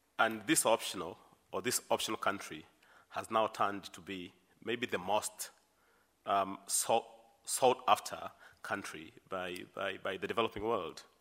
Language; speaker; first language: English; non-native, local second language; Swahili